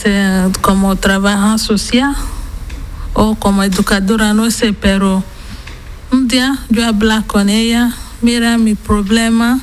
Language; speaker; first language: Spanish; non-native, learner; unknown